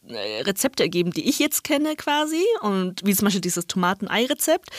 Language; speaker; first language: German; non-native, fluent; Chinese